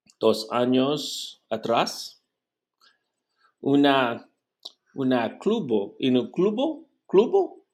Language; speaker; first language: Spanish; non-native, learner; English